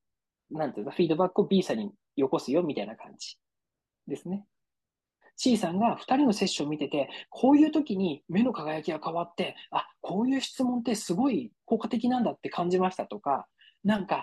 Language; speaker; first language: Japanese; native; Japanese